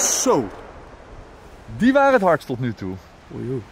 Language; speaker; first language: Dutch; native; Dutch